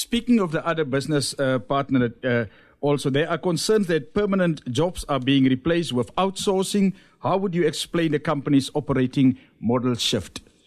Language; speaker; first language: English; non-native, local second language; Afrikaans